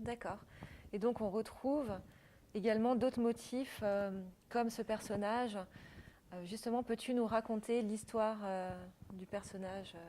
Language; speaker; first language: French; native; French